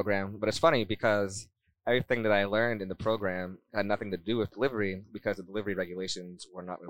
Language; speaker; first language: English; native; English